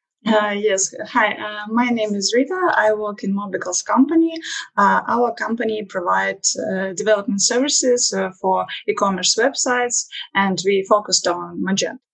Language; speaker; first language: English; non-native, learner; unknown